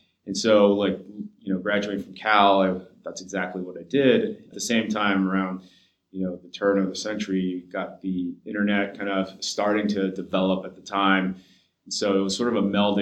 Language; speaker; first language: English; native; English